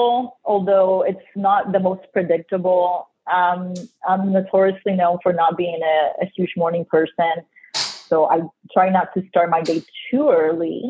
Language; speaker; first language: English; non-native, fluent; Spanish